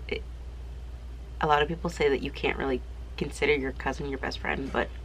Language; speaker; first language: English; native; English